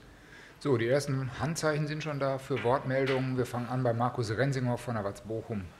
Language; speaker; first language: German; native; German